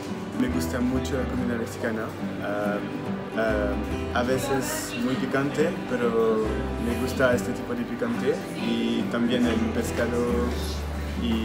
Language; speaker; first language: Spanish; non-native, learner; French